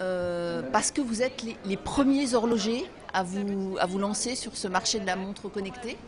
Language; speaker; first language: French; native; French